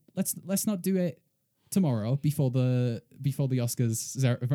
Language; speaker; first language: English; native; English